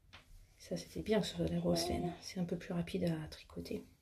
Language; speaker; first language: French; native; French